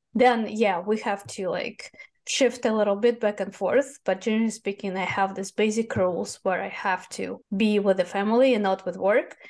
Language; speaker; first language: English; non-native, fluent; Russian